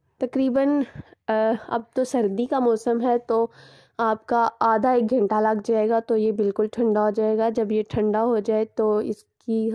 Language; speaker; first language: Hindi; native; Hindi